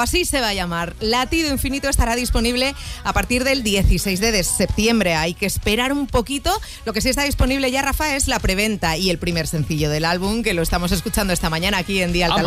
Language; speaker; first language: Spanish; native; Spanish